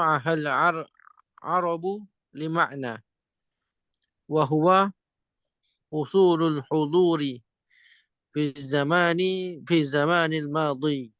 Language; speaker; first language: Arabic; non-native, fluent; Malay